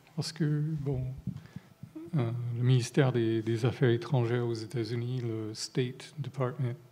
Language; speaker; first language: French; non-native, fluent; English